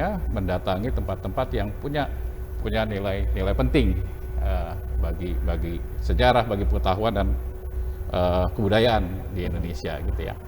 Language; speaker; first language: Indonesian; native; Indonesian